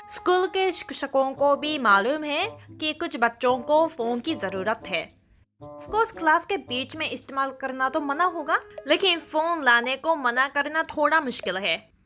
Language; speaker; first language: Hindi; non-native, fluent; Japanese